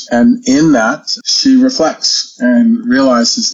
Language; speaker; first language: English; native; English